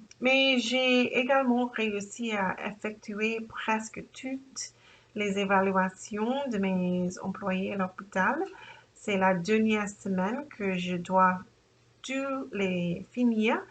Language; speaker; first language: French; non-native, learner; English